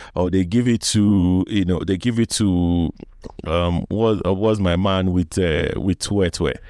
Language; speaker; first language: English; non-native, local second language; Yoruba